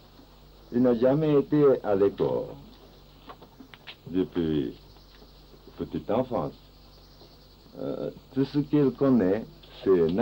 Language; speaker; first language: French; non-native, fluent; Japanese